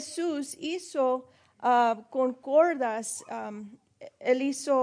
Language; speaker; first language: Spanish; early bilingual, heritage; Spanish